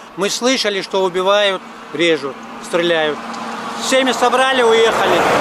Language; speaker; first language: Russian; non-native, local second language; Ingush